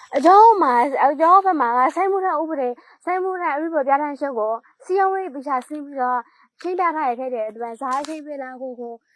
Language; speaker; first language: Burmese; native; Burmese